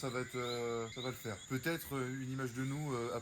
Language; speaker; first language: French; native; French